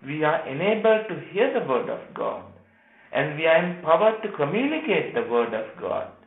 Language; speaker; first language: English; non-native, local second language; Sinhala